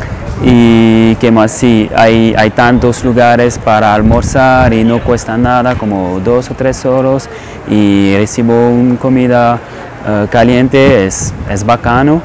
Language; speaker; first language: Spanish; non-native, fluent; French